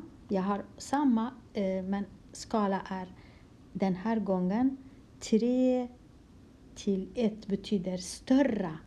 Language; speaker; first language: Swedish; non-native, fluent; Kurdish